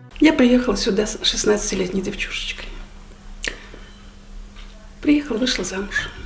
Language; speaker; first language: Russian; native; Russian